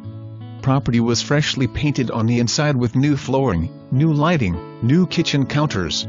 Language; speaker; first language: English; native; English